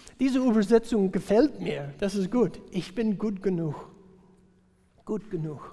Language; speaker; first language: German; non-native, fluent; English